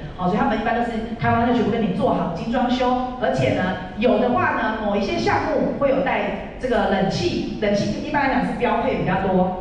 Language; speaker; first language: Chinese; native; Chinese